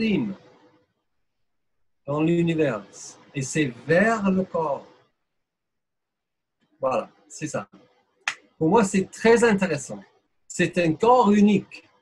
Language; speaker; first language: French; non-native, fluent; English